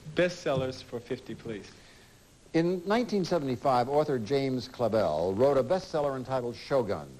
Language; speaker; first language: English; native; English